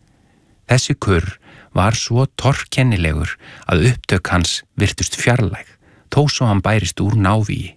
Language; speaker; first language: Icelandic; native; Icelandic